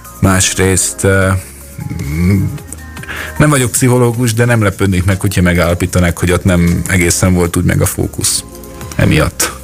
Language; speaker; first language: Hungarian; native; Hungarian